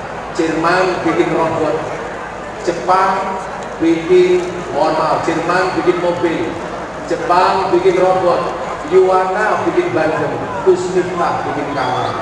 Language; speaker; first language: Indonesian; non-native, local second language; Javanese